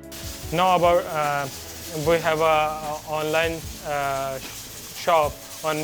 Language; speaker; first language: English; non-native, learner; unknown